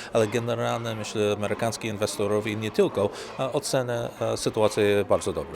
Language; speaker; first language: Polish; non-native, learner; English